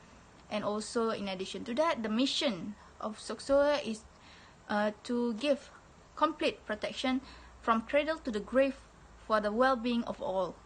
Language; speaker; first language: English; non-native, local second language; Malay